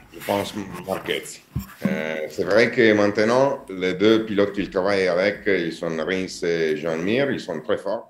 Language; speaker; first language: French; non-native, learner; Italian